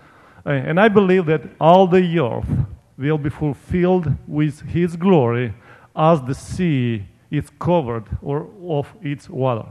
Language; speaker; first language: English; non-native, fluent; Romanian